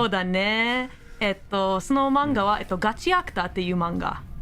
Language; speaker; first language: Japanese; non-native, learner; English